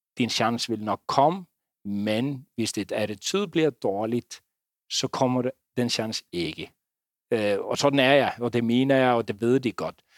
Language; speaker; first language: Danish; non-native, fluent; Icelandic